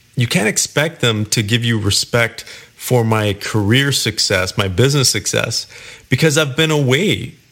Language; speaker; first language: English; native; English